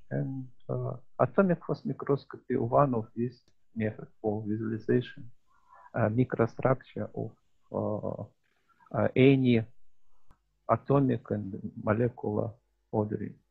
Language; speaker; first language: English; non-native, learner; Russian